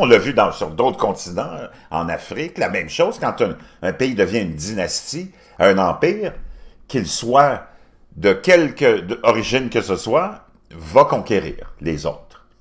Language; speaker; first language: French; native; French